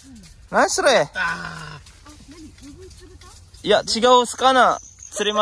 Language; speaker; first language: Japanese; non-native, learner; Filipino